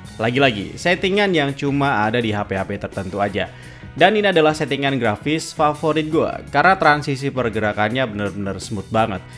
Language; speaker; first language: Indonesian; native; Indonesian